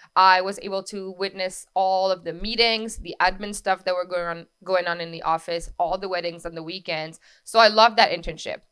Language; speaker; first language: English; non-native, fluent; French